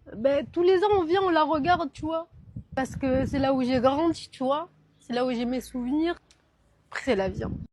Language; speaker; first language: French; early bilingual, other home language; Arabic